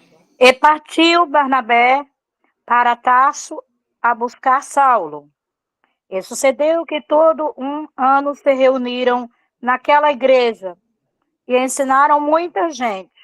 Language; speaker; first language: Portuguese; native; Portuguese